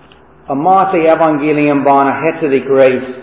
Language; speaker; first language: Hungarian; non-native, fluent; English